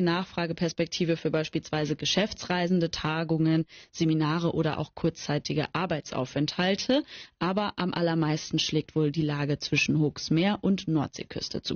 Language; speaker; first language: German; native; German